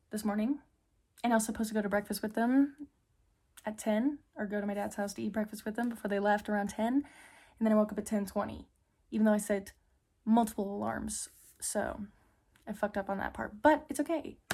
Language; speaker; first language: English; native; English